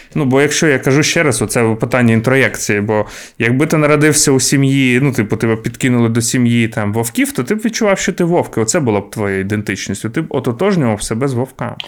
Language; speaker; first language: Ukrainian; non-native, local second language; Russian